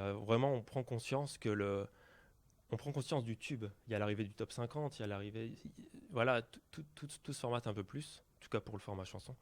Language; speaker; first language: French; native; French